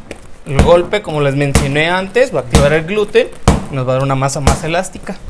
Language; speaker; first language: Spanish; native; Spanish